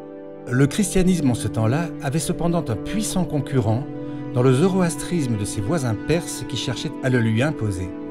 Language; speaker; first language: French; native; French